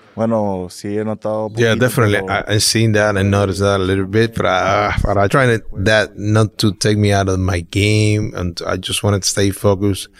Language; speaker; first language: English; non-native, fluent; Spanish